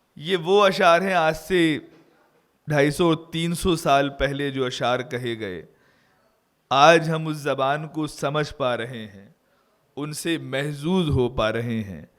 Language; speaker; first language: Urdu; native; Urdu